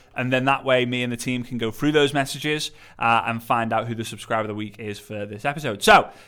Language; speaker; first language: English; native; English